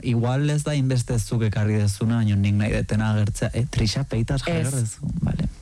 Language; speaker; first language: Basque; native; Basque